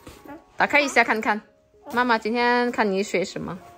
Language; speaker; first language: Chinese; non-native, fluent; Indonesian